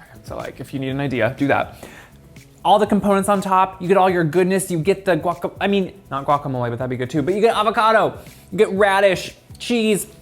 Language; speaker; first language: English; native; English